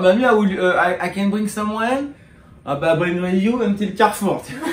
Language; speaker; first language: English; non-native, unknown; French